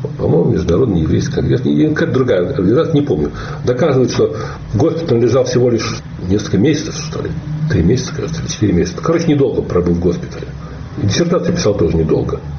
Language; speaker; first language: Russian; native; Russian